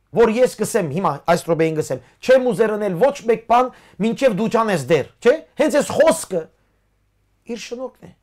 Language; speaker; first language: Armenian; early bilingual, heritage; Armenian